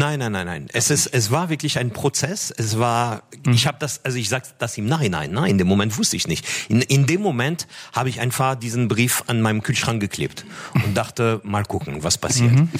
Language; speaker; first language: German; non-native, fluent; French